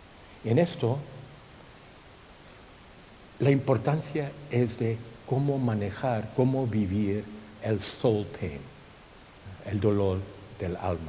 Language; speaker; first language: Spanish; non-native, fluent; Thai